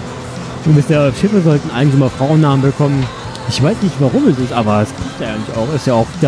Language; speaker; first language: German; native; German